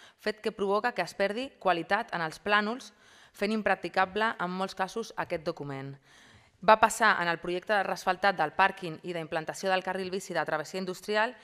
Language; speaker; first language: Catalan; non-native, local second language; Spanish